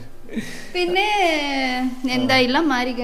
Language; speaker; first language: Malayalam; non-native, learner; Tamil